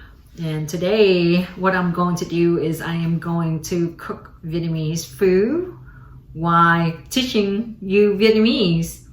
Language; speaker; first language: English; early bilingual, other home language; Vietnamese